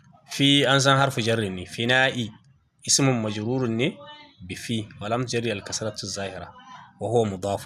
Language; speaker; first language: Arabic; non-native, fluent; Hausa